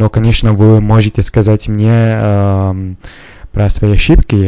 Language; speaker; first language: Russian; non-native, fluent; Italian